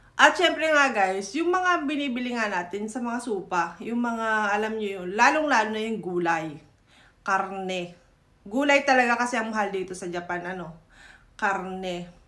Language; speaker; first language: Filipino; native; Filipino